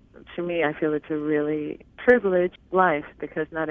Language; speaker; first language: English; native; English